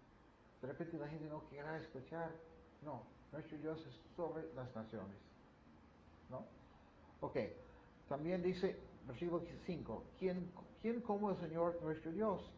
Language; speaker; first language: Spanish; non-native, fluent; English